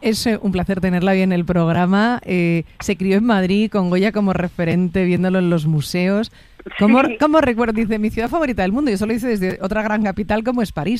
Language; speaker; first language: Spanish; native; Spanish